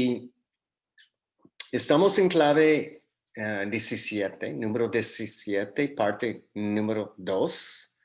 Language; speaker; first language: Spanish; non-native, fluent; English